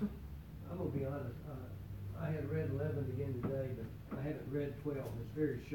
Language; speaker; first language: English; native; English